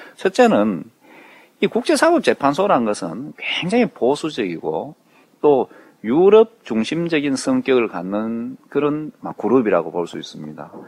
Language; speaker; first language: Korean; native; Korean